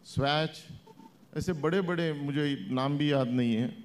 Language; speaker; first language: Hindi; non-native, local second language; Marathi